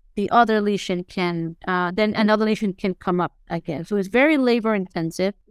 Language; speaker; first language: English; non-native, fluent; Spanish